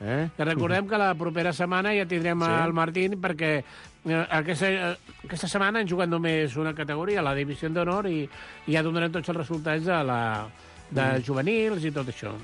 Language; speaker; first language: Catalan; non-native, local second language; Spanish